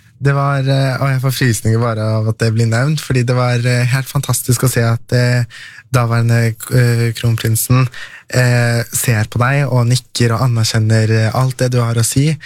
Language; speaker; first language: Norwegian; early bilingual, other home language; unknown